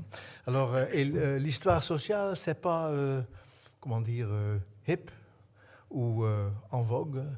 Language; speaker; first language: French; non-native, fluent; Dutch